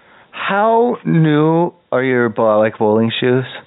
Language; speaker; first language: English; native; English